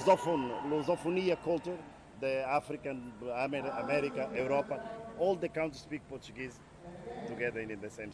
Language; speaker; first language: English; non-native, learner; Portuguese